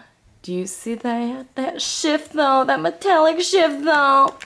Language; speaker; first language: English; native; English